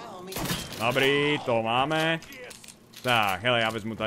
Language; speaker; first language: Czech; native; Czech